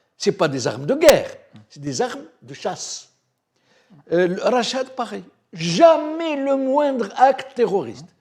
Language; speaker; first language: French; non-native, local second language; Arabic